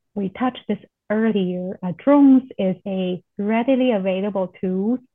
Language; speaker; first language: English; non-native, fluent; Chinese